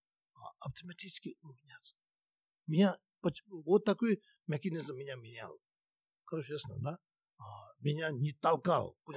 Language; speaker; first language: Russian; non-native, learner; Tibetan